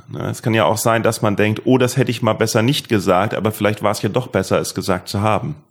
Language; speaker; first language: German; native; German